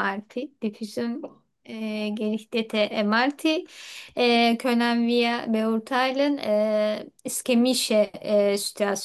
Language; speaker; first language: German; non-native, learner; Turkish